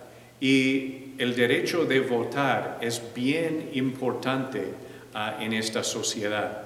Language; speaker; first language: Spanish; non-native, fluent; English